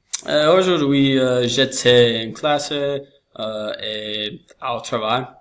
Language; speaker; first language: French; non-native, learner; English